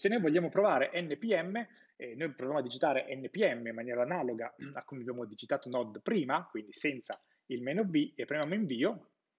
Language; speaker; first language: Italian; native; Italian